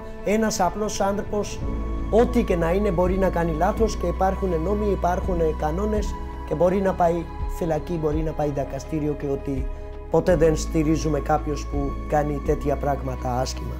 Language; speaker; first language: Greek; non-native, fluent; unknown